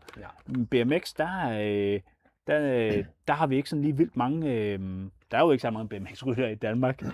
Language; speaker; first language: Danish; native; Danish